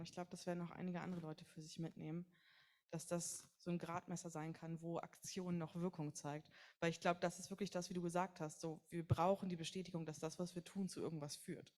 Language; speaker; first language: German; native; German